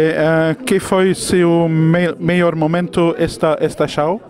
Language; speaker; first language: Portuguese; non-native, learner; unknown